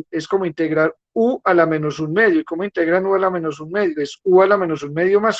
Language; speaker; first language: Spanish; native; Spanish